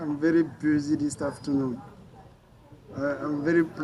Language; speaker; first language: English; non-native, learner; French